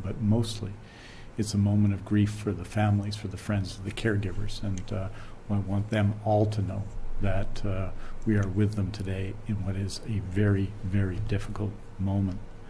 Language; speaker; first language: English; native; English